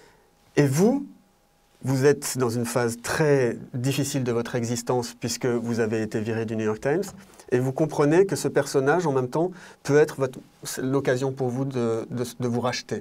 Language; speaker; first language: French; native; French